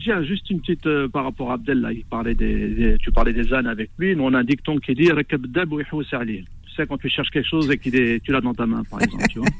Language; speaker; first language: French; early bilingual, other home language; Arabic